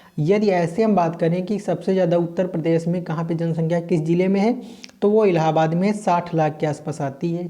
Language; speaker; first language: Hindi; native; Hindi